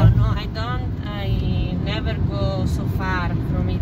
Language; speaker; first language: English; non-native, learner; Italian